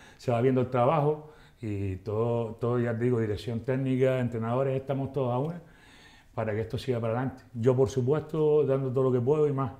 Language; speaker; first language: Spanish; native; Spanish